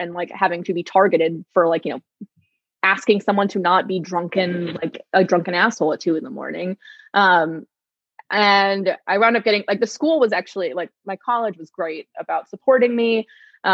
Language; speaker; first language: English; native; English